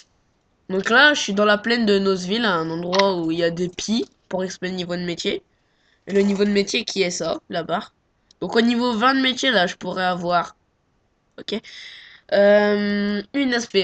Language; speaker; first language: French; native; French